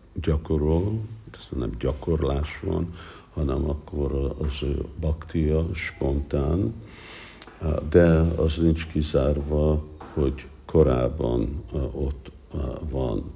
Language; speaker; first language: Hungarian; early bilingual, heritage; Hungarian